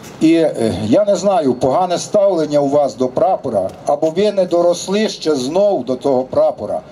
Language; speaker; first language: Ukrainian; native; Ukrainian